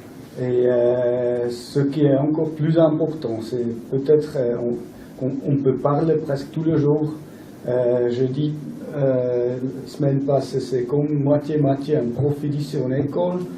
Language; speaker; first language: French; non-native, local second language; German